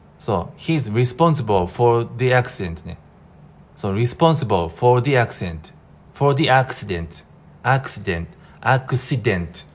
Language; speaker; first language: English; non-native, fluent; Japanese